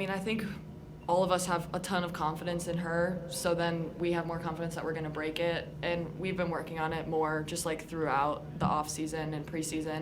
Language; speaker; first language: English; native; English